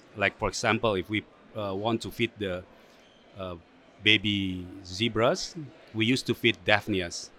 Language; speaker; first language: English; non-native, fluent; Indonesian